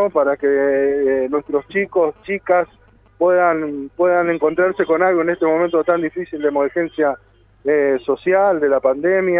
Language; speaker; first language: Spanish; native; Spanish